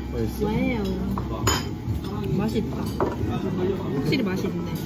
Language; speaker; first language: Korean; native; Korean